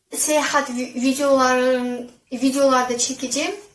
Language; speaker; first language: Turkish; non-native, fluent; Kazakh